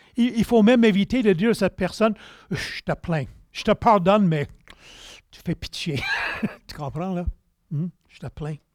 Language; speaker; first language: French; non-native, local second language; English